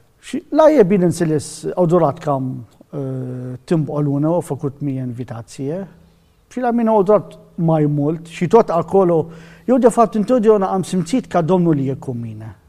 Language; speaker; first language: Romanian; non-native, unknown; Arabic